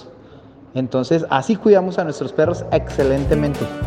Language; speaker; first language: Spanish; native; Spanish